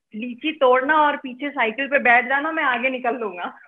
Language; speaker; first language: Hindi; native; Hindi